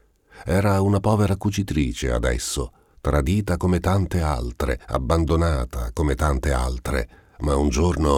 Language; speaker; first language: Italian; native; Italian